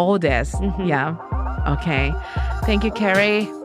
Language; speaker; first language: English; non-native, learner; Japanese